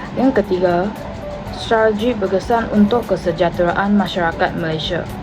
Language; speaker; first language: Malay; non-native, local second language; Chinese